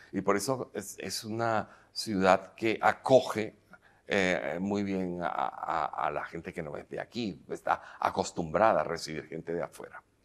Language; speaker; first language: Spanish; native; Spanish